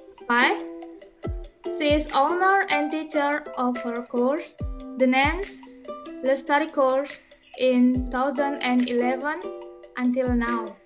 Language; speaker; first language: English; non-native, learner; Indonesian